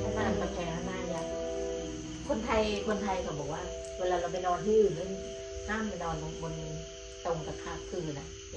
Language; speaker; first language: Thai; native; Thai